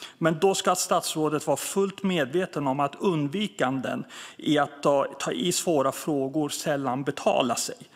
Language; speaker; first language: Swedish; early bilingual, other home language; Persian